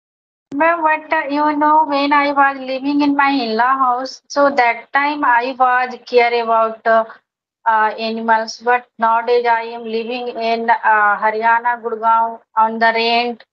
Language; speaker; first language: English; non-native, learner; Hindi